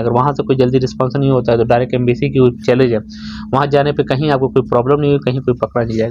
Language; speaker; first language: Hindi; native; Hindi